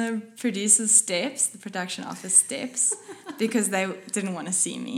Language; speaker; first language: English; non-native, local second language; Afrikaans